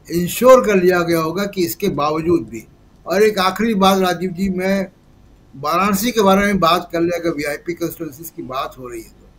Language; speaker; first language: Hindi; native; Hindi